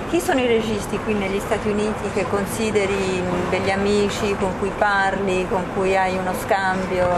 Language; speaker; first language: Italian; native; Italian